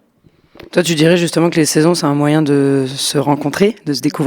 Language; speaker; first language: French; native; French